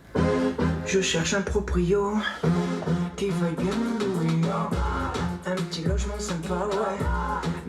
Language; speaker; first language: French; native; French